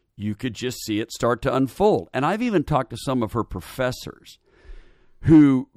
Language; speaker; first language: English; native; English